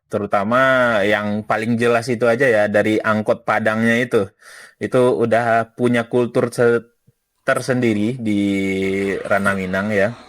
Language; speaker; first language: Indonesian; non-native, local second language; Minangkabau